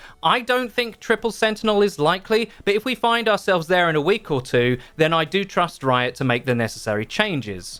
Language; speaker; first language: English; native; English